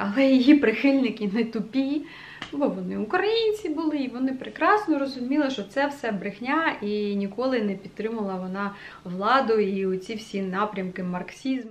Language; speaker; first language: Ukrainian; non-native, local second language; Russian